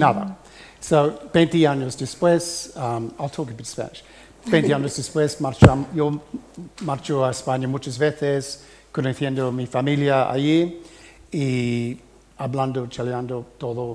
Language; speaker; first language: Spanish; early bilingual, heritage; English